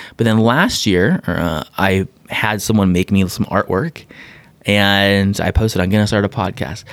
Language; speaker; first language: English; native; English